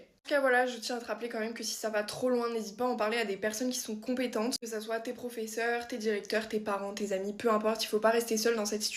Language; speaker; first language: French; native; French